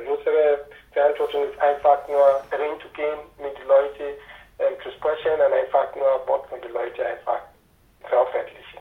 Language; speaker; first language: German; non-native, fluent; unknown